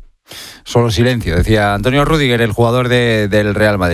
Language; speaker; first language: Spanish; native; Spanish